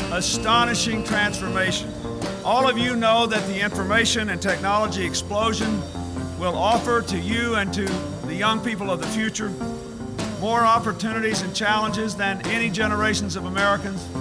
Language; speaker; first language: English; native; English